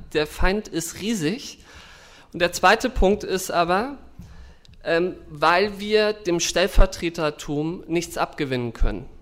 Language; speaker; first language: German; native; German